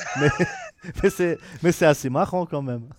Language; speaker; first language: French; native; French